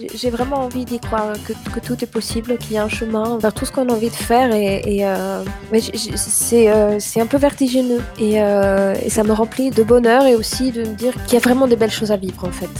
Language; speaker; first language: French; non-native, fluent; Swedish